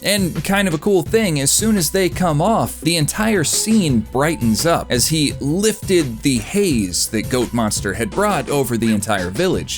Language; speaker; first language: English; native; English